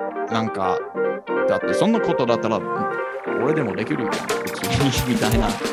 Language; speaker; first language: Japanese; non-native, fluent; English